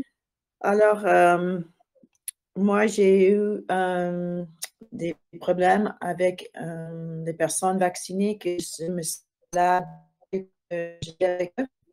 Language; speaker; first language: French; non-native, learner; English